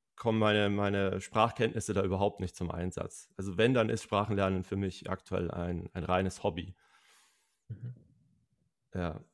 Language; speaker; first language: German; native; German